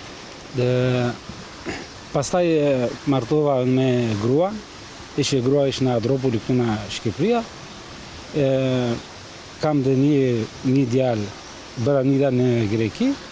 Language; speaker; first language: Albanian; non-native, learner; Arabic